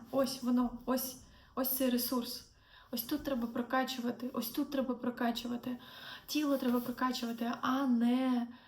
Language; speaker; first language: Ukrainian; non-native, local second language; Russian